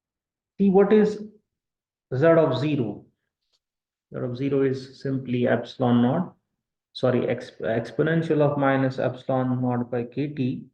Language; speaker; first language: English; non-native, local second language; Kashmiri